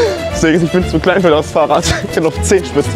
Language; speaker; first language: German; native; German